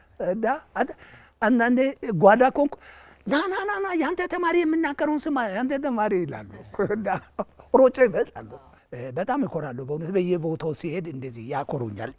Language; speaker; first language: Amharic; non-native, local second language; Wolaytta